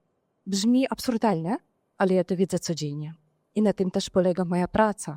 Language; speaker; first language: Polish; non-native, fluent; Ukrainian